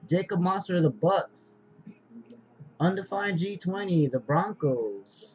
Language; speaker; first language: English; native; English